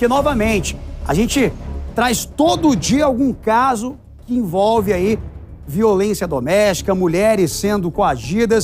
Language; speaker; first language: Portuguese; native; Portuguese